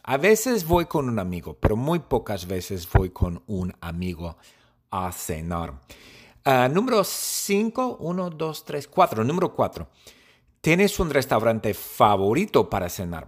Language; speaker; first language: Spanish; non-native, learner; English